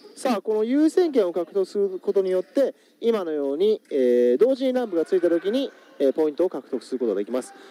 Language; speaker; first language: Japanese; native; Japanese